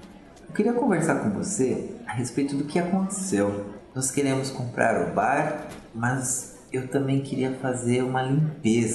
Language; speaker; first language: Portuguese; native; Portuguese